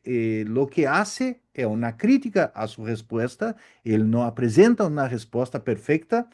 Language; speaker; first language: Spanish; non-native, learner; Portuguese